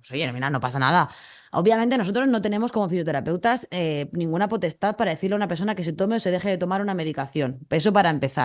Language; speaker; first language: Spanish; native; Spanish